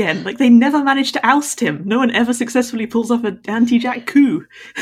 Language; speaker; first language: English; native; English